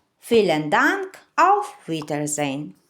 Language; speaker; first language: German; non-native, fluent; Ukrainian